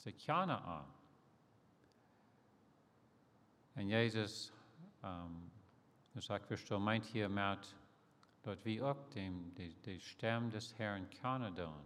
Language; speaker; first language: German; early bilingual, heritage; Plautdietsch